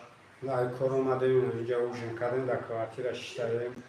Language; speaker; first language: Turkish; non-native, learner; Tajik